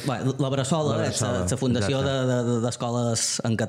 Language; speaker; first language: Catalan; native; Catalan